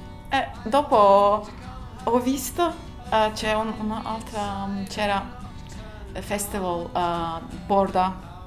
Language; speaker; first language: Italian; non-native, learner; Turkish